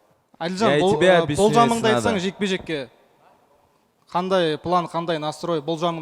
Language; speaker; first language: Kazakh; native; Kazakh